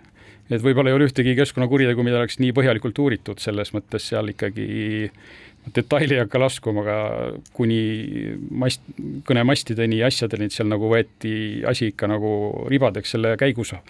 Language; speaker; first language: Estonian; native; Estonian